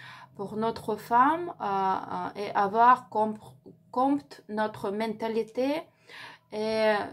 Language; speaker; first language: French; non-native, learner; Ukrainian